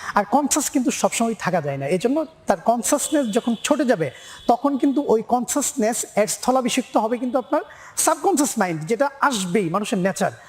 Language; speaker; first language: Bangla; native; Bangla